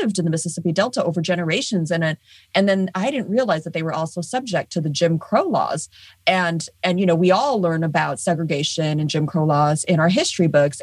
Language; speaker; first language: English; native; English